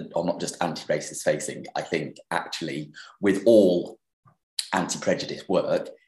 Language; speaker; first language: English; native; English